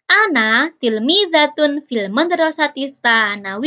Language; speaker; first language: Arabic; non-native, fluent; Indonesian